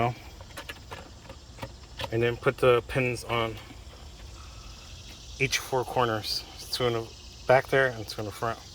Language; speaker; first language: English; native; English